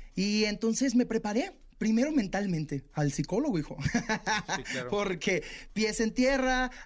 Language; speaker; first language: Spanish; native; Spanish